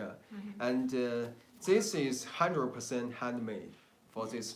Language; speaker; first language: English; non-native, learner; Chinese